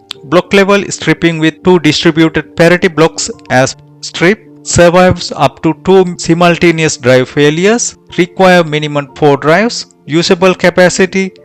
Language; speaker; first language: English; non-native, fluent; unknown